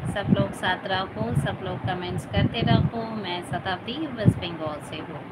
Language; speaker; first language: Hindi; non-native, local second language; Bangla